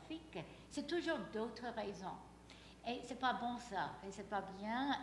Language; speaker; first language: French; non-native, fluent; English